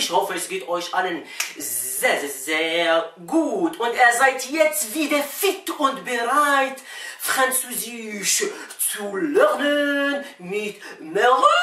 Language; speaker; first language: German; non-native, fluent; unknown